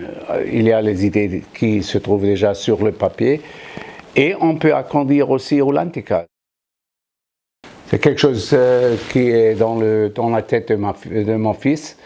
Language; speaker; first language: French; non-native, fluent; German